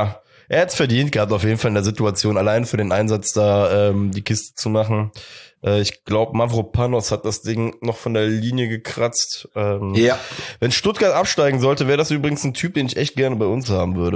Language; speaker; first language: German; native; German